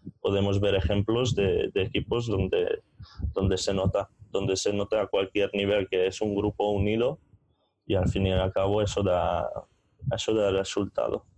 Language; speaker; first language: Spanish; non-native, fluent; Hungarian